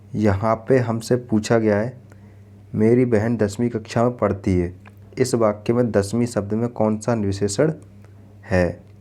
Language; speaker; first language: Hindi; native; Hindi